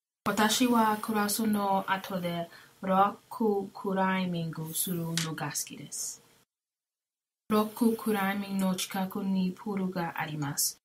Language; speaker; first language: Japanese; non-native, learner; English